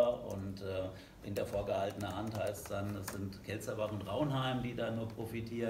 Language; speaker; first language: German; native; German